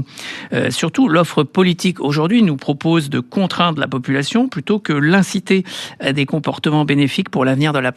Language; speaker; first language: French; native; French